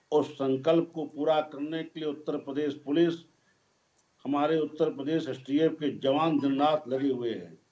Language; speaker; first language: Hindi; native; Hindi